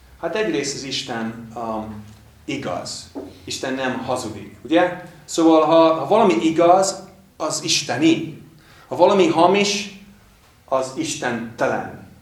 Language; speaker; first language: Hungarian; non-native, fluent; English